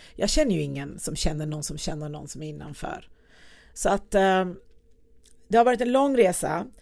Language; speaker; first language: Swedish; early bilingual, other home language; Persian